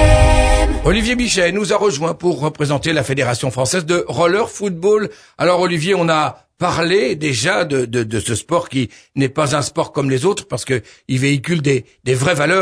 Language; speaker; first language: French; native; French